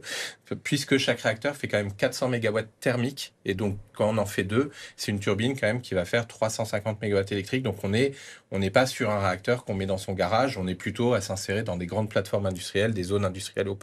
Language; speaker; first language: French; native; French